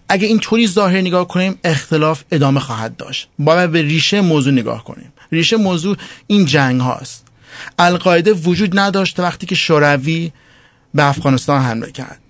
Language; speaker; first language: Persian; early bilingual, heritage; Persian